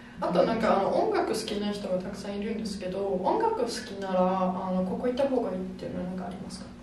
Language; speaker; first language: Japanese; non-native, fluent; German